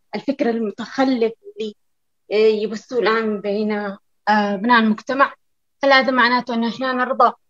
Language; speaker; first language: Arabic; native; Arabic